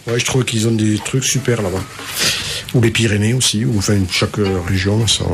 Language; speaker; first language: French; native; French